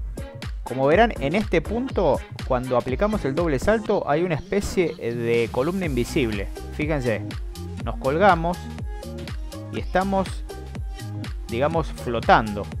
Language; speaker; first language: Spanish; native; Spanish